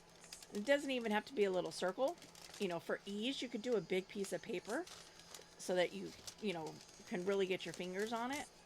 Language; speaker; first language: English; native; English